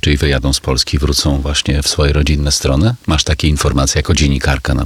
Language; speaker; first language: Polish; native; Polish